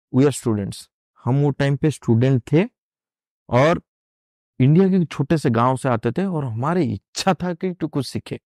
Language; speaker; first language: Hindi; non-native, local second language; Odia